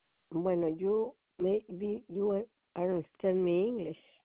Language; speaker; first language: English; non-native, learner; Spanish